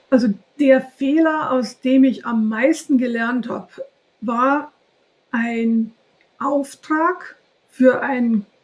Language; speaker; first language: German; native; German